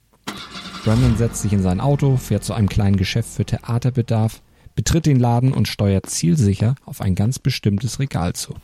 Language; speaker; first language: German; native; German